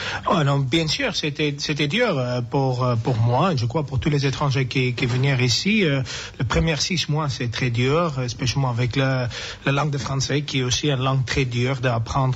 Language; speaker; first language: French; non-native, learner; English